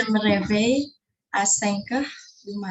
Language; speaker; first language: French; non-native, learner; Indonesian